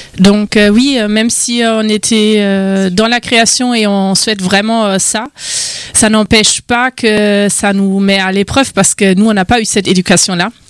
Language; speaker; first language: French; non-native, fluent; German